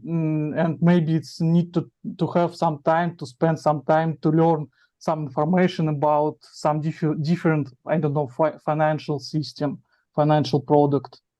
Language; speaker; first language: English; non-native, learner; Russian